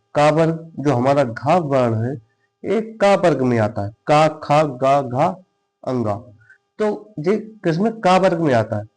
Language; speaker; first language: Hindi; native; Hindi